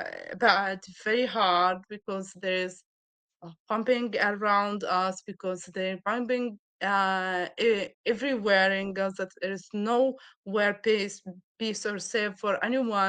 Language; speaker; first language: English; non-native, learner; Arabic